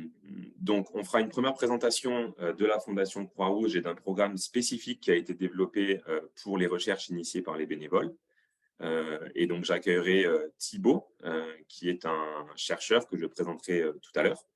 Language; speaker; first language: French; native; French